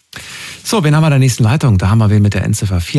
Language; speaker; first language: German; native; German